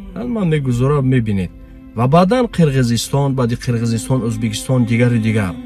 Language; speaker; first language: Persian; native; Persian